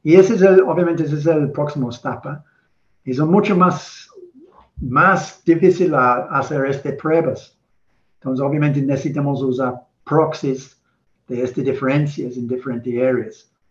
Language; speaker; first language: Spanish; non-native, learner; English